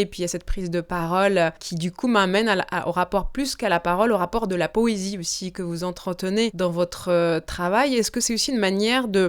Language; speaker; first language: French; native; French